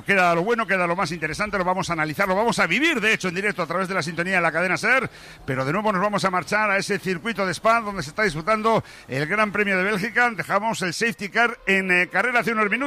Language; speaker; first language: Spanish; native; Spanish